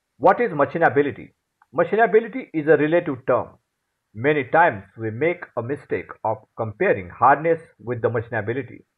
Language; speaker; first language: English; non-native, local second language; Marathi